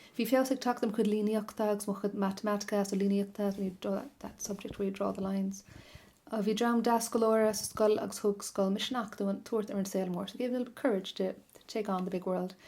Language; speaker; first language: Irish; non-native, local second language; English